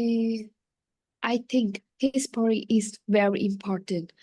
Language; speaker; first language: English; non-native, learner; Vietnamese